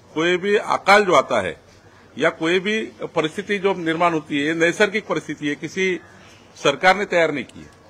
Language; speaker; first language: Hindi; non-native, local second language; Marathi